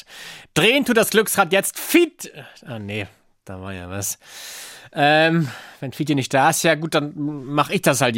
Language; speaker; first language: German; native; German